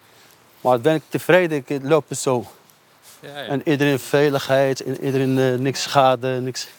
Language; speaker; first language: Dutch; non-native, learner; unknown